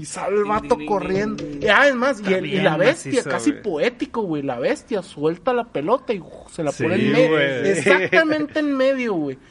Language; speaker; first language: Spanish; native; Spanish